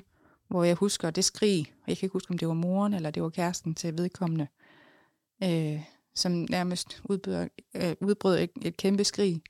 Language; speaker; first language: Danish; native; Danish